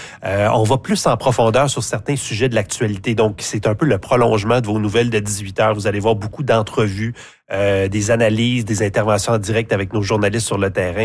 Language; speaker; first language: French; native; French